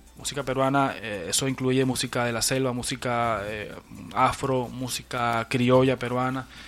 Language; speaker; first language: Spanish; native; Spanish